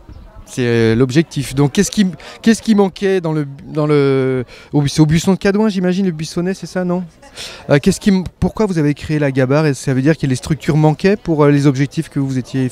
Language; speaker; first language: French; native; French